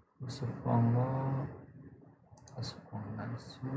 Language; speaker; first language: French; non-native, fluent; Korean